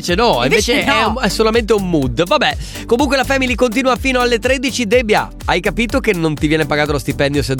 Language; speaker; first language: Italian; native; Italian